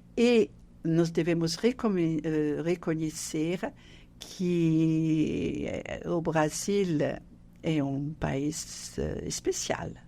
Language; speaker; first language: Portuguese; non-native, fluent; French